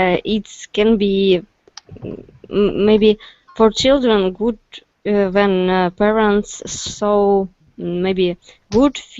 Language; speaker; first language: English; non-native, learner; Russian